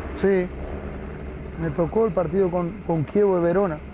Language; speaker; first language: Spanish; native; Spanish